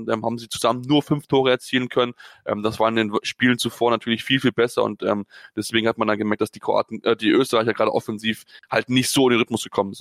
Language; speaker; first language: German; native; German